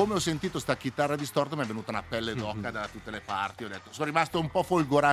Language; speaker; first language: Italian; native; Italian